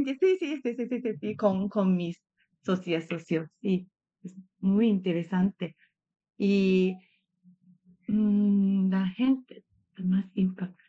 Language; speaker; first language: Spanish; non-native, learner; Japanese